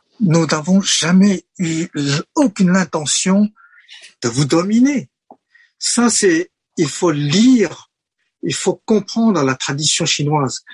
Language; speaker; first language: French; non-native, fluent; Chinese